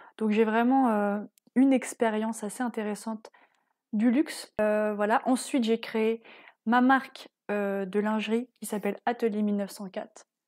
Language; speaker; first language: French; native; French